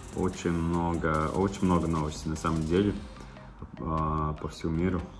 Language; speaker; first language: Russian; non-native, local second language; Latvian